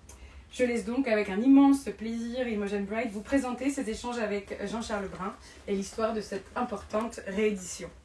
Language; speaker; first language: French; native; French